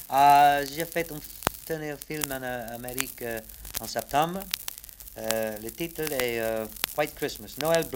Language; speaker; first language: French; non-native, learner; English